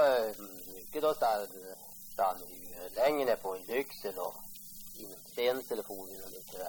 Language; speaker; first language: Swedish; native; Swedish